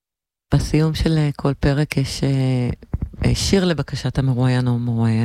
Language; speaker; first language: Hebrew; native; Hebrew